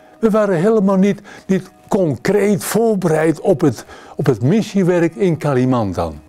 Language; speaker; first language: Dutch; native; Dutch